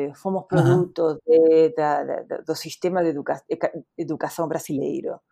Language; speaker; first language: Portuguese; non-native, fluent; Spanish